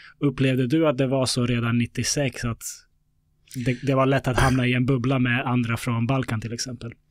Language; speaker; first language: Swedish; early bilingual, other home language; Bosnian